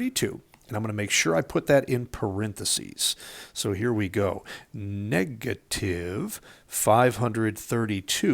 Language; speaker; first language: English; native; English